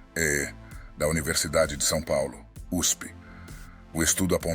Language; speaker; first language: Portuguese; native; Portuguese